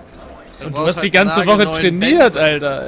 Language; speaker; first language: German; native; German